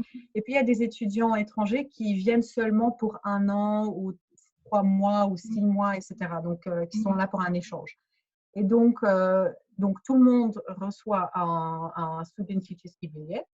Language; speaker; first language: French; early bilingual, other home language; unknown